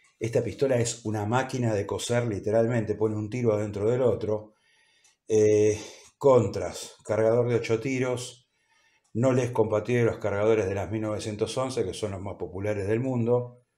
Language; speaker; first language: Spanish; native; Spanish